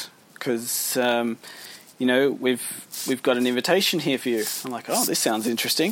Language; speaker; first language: English; native; English